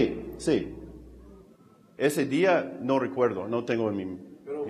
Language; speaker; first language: Spanish; non-native, fluent; English